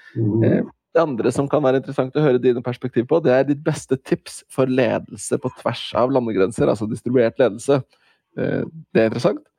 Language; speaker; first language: Norwegian; native; Norwegian